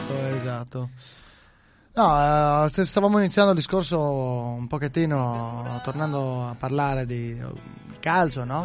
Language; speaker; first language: Italian; native; Italian